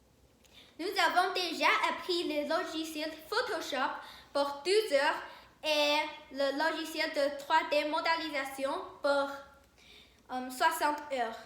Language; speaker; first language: French; non-native, learner; Chinese